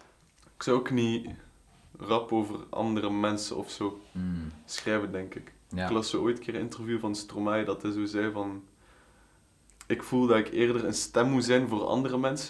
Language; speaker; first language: Dutch; native; Dutch